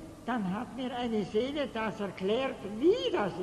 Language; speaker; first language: German; native; German